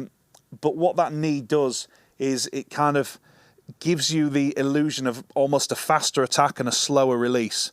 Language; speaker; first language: English; native; English